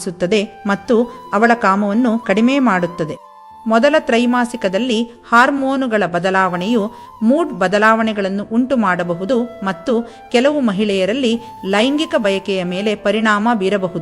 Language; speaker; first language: Kannada; native; Kannada